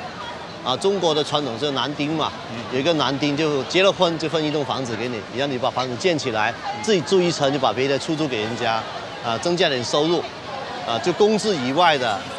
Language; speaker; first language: Chinese; native; Chinese